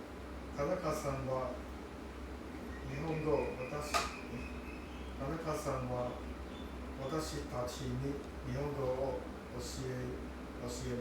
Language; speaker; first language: Japanese; non-native, learner; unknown